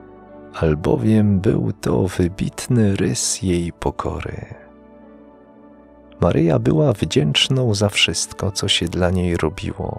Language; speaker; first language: Polish; native; Polish